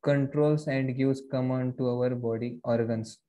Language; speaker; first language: English; non-native, local second language; Marathi